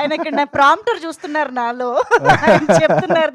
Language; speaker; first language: Telugu; native; Telugu